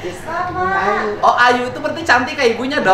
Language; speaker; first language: Indonesian; native; Indonesian